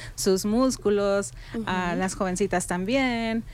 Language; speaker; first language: Spanish; native; Spanish